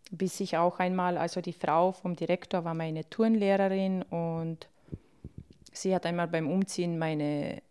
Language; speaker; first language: German; early bilingual, other home language; Bosnian